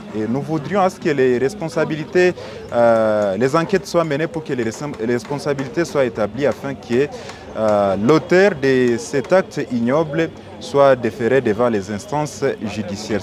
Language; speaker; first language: French; non-native, local second language; Swahili